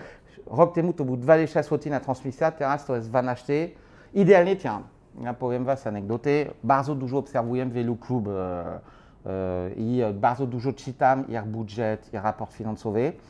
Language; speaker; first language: Polish; non-native, learner; French